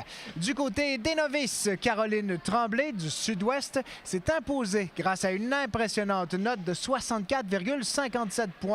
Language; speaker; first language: French; native; French